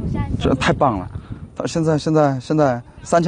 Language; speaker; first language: Chinese; non-native, fluent; Korean